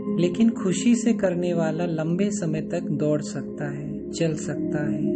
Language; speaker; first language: Hindi; native; Hindi